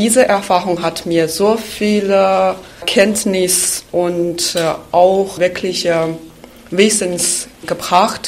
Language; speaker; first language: German; non-native, fluent; Chinese